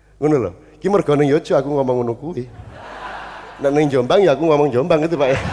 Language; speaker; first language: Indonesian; non-native, local second language; Javanese